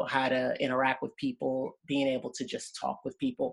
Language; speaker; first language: English; native; English